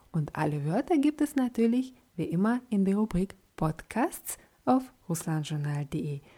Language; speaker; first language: German; non-native, fluent; Russian